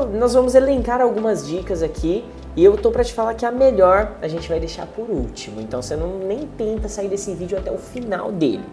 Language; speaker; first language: Portuguese; native; Portuguese